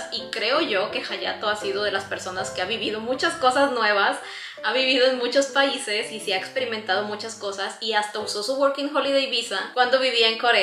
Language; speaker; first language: Spanish; native; Spanish